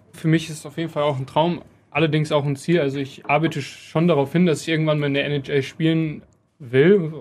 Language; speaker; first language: German; native; German